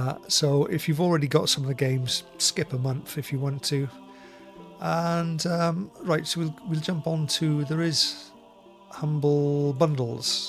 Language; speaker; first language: English; native; English